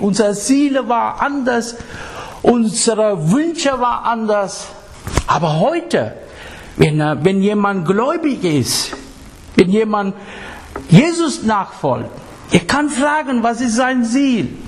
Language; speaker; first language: German; non-native, fluent; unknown